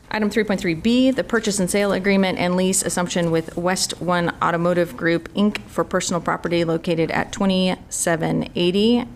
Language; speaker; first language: English; native; English